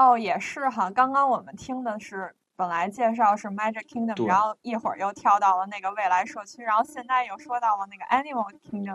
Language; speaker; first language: Chinese; native; Chinese